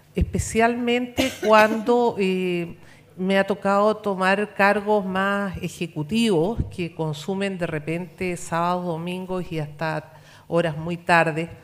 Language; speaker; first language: Spanish; native; Spanish